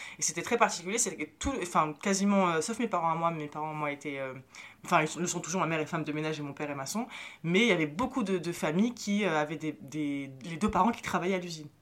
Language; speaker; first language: French; early bilingual, other home language; Arabic